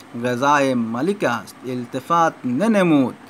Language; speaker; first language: English; non-native, local second language; Sylheti